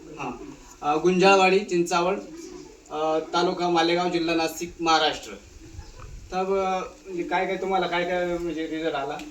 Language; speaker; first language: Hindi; non-native, local second language; Marathi